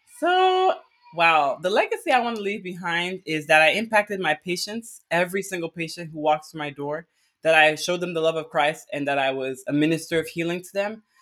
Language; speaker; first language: English; early bilingual, other home language; Akan